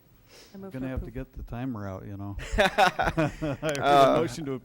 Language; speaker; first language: English; native; English